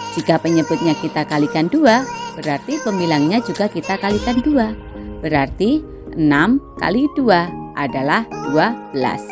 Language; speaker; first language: Indonesian; native; Indonesian